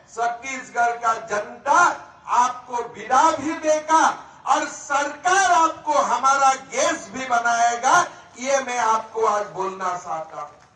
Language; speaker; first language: Hindi; non-native, local second language; Assamese